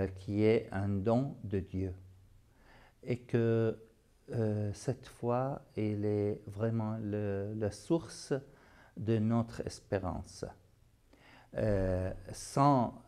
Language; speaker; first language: French; non-native, local second language; Arabic